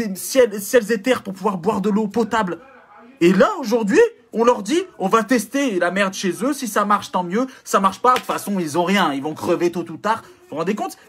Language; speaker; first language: French; native; French